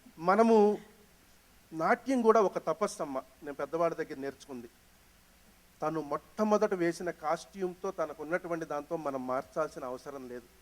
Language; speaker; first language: Telugu; native; Telugu